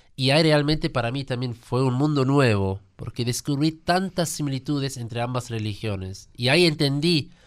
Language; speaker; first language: Spanish; non-native, fluent; German